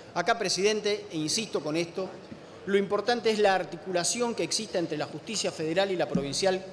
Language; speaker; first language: Spanish; native; Spanish